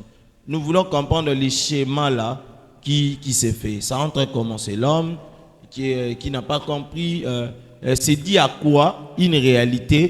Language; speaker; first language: French; non-native, local second language; Lingala